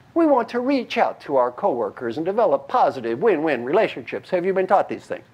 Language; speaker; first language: English; native; English